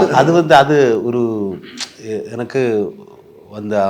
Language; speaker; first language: Tamil; non-native, learner; Malayalam